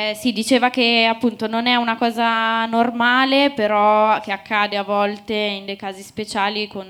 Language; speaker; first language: Italian; native; Italian